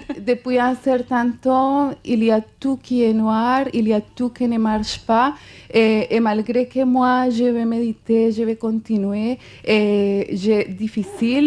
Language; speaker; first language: French; non-native, fluent; Spanish